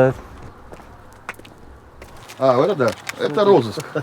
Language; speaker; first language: Russian; native; Russian